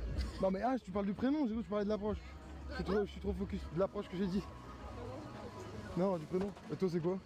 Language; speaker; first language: French; native; French